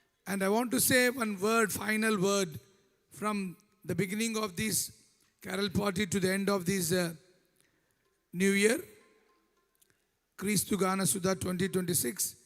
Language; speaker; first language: English; non-native, local second language; Telugu